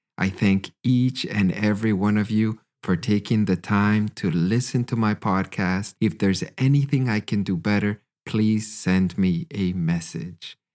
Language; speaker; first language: English; native; English